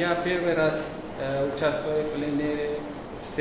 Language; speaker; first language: Russian; non-native, fluent; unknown